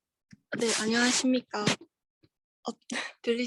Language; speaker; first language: Korean; non-native, fluent; Chinese